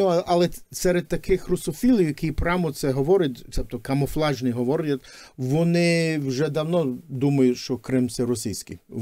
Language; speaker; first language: Ukrainian; early bilingual, heritage; Ukrainian